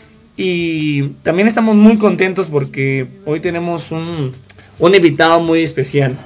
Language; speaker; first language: Spanish; native; Spanish